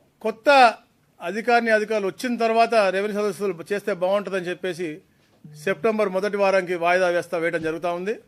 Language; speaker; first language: Telugu; native; Telugu